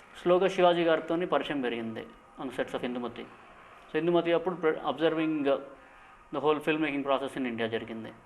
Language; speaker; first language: Telugu; native; Telugu